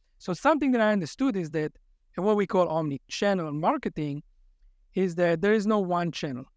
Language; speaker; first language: English; non-native, fluent; Hebrew